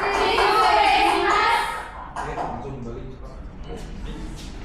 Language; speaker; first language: Japanese; non-native, learner; Indonesian